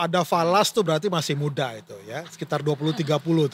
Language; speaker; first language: Indonesian; native; Indonesian